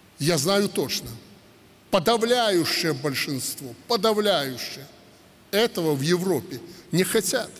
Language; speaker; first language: Russian; native; Russian